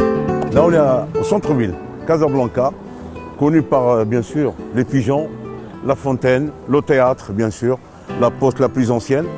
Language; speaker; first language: French; non-native, local second language; Arabic